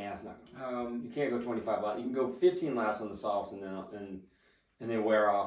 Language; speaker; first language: English; native; English